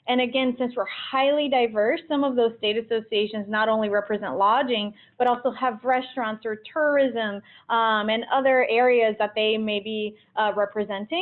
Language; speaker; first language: English; early bilingual, other home language; Portuguese